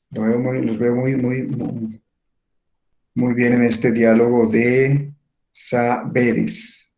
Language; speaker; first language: Spanish; native; Spanish